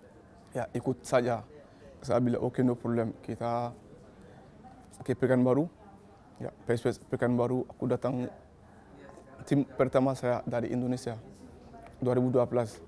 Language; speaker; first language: Indonesian; non-native, learner; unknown